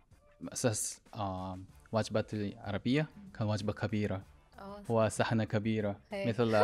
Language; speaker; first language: Arabic; non-native, learner; Korean